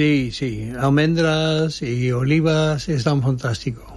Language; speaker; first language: Spanish; non-native, learner; Dutch